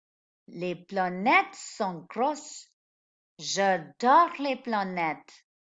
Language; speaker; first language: French; non-native, fluent; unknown